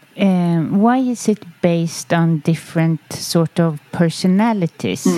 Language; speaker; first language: English; non-native, fluent; Swedish